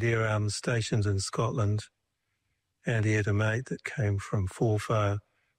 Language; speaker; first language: English; native; English